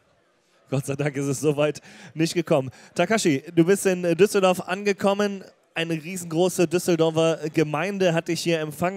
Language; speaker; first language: German; native; German